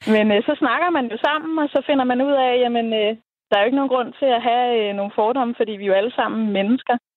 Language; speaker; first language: Danish; native; Danish